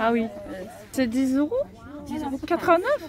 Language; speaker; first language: French; non-native, fluent; Japanese